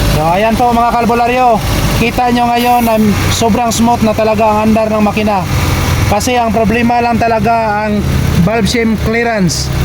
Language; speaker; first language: Filipino; non-native, local second language; Cebuano